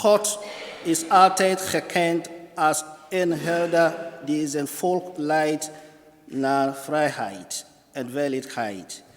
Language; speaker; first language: Dutch; non-native, fluent; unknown